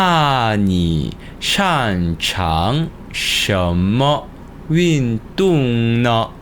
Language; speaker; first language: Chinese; non-native, fluent; Korean